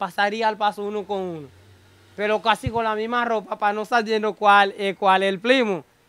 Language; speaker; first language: Spanish; non-native, learner; Haitian Creole